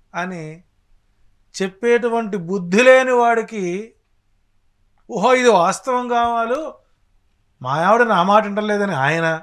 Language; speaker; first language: Telugu; native; Telugu